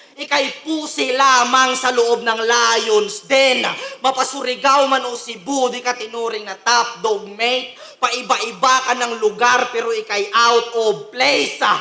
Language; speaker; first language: Filipino; native; Filipino